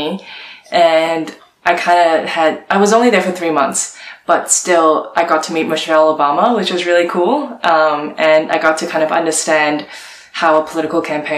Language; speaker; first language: English; non-native, local second language; Cantonese